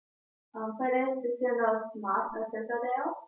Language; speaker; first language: Spanish; non-native, learner; English